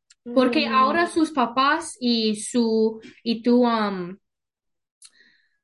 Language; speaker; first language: Spanish; non-native, learner; English